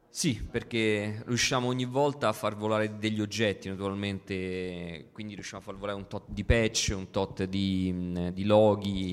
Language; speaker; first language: Italian; native; Italian